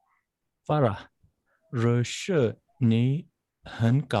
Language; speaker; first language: Chinese; non-native, learner; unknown